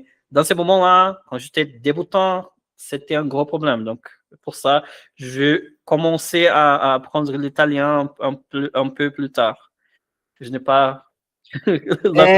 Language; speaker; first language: French; non-native, fluent; Portuguese